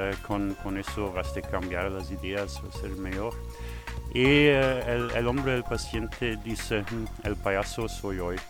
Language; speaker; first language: Spanish; non-native, fluent; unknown